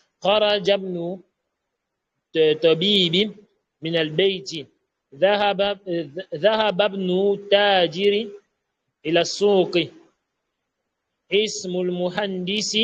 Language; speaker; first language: Arabic; non-native, fluent; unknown